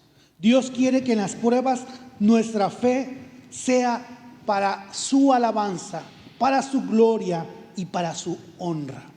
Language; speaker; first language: Spanish; native; Spanish